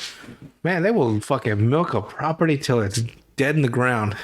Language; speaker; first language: English; native; English